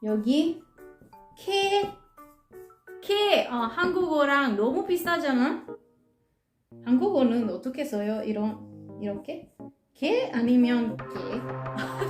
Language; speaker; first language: Korean; non-native, learner; Italian